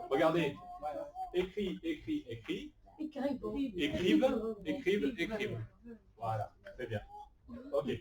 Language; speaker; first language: French; native; French